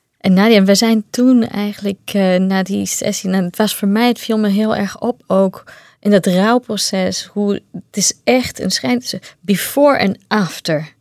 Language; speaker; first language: Dutch; non-native, fluent; Portuguese